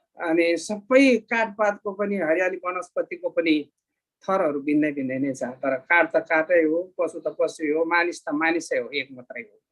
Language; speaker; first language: Nepali; non-native, local second language; Eastern Tamang